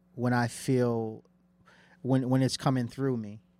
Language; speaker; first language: English; native; English